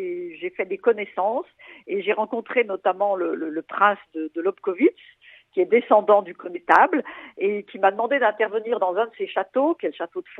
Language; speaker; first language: French; native; French